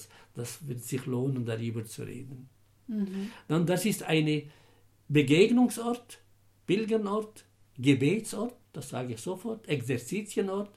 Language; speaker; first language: German; non-native, fluent; Arabic